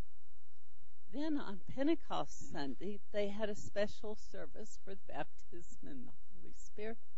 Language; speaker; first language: English; native; English